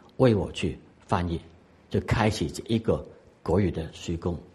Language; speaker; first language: Chinese; non-native, local second language; Cantonese